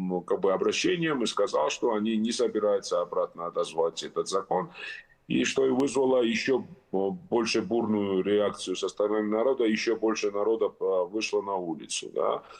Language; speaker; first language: Russian; non-native, local second language; Georgian